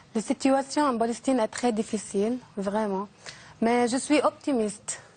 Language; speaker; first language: French; non-native, learner; Arabic